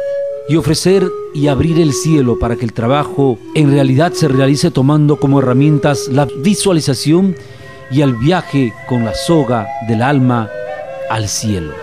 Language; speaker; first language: Spanish; native; Spanish